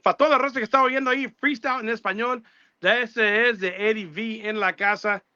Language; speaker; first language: Spanish; early bilingual, other home language; English